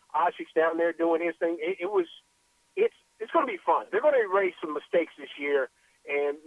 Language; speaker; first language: English; native; English